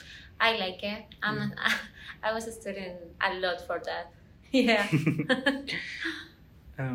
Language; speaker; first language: English; non-native, learner; Spanish